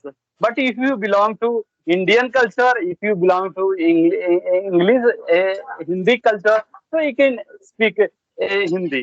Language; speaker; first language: English; non-native, learner; Bhojpuri